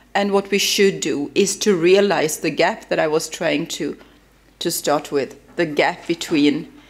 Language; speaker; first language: English; non-native, fluent; Swedish